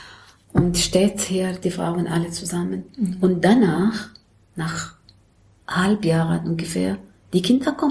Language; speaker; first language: German; non-native, learner; Arabic